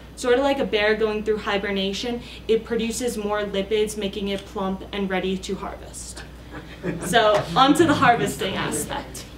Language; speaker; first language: English; native; English